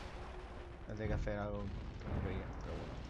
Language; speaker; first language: Spanish; native; Spanish